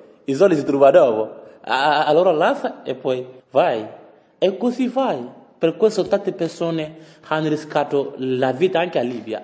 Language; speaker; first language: Italian; non-native, learner; French